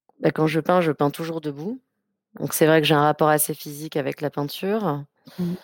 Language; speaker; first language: French; native; French